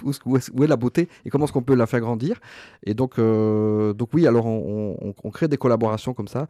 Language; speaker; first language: French; native; French